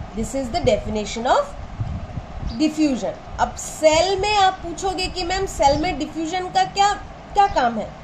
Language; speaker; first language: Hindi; non-native, local second language; Bangla